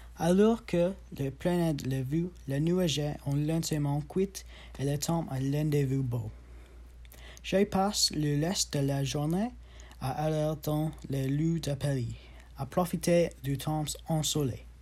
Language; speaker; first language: French; non-native, learner; English